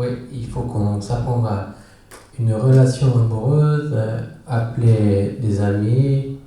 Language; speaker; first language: French; early bilingual, other home language; Spanish